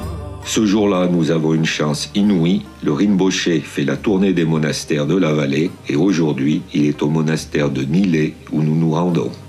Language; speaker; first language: French; native; French